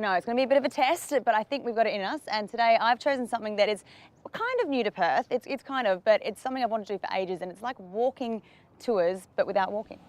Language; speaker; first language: English; native; English